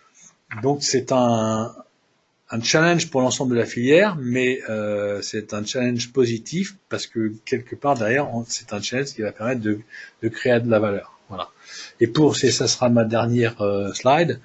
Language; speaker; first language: French; native; French